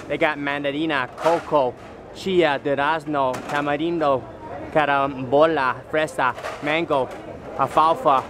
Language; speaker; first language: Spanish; non-native, learner; English